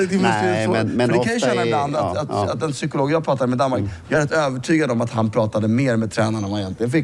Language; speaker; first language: Swedish; native; Swedish